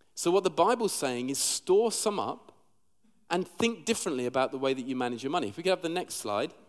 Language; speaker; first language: English; native; English